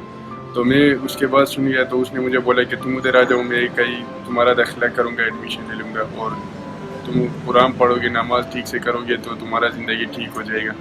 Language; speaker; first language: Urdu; non-native, local second language; Khowar